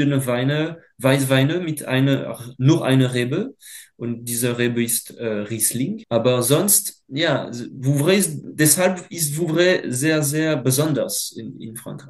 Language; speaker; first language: German; non-native, fluent; French